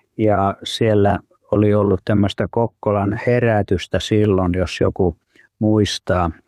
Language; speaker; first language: Finnish; native; Finnish